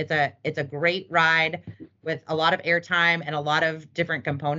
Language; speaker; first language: English; native; English